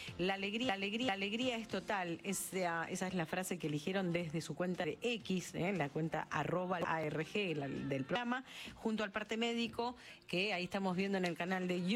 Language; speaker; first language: Spanish; native; Spanish